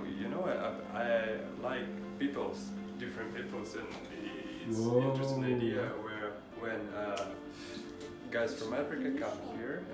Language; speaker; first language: English; non-native, learner; Russian